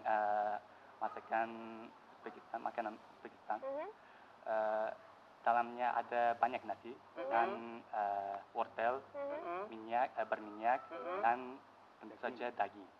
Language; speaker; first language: Indonesian; non-native, learner; Uzbek